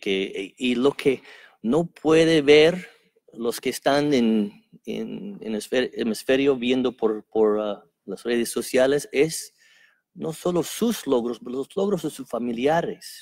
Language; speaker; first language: Spanish; non-native, fluent; English